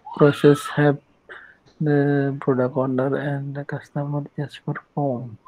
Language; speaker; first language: English; non-native, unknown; Indonesian